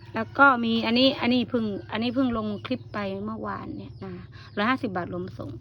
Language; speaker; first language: Thai; non-native, local second language; Northeastern Thai